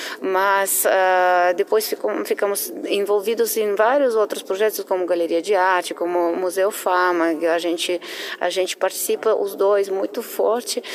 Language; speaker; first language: Portuguese; non-native, fluent; Russian